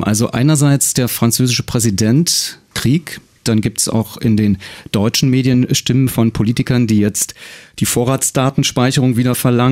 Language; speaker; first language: German; native; German